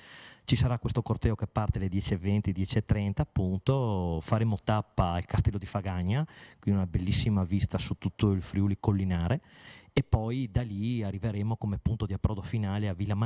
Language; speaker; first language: Italian; native; Italian